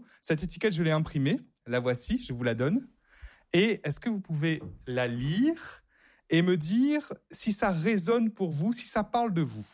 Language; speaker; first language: French; native; French